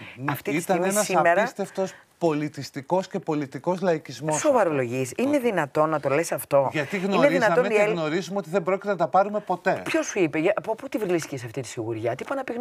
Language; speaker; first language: Greek; native; Greek